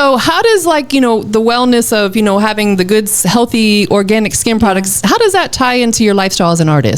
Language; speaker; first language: English; native; English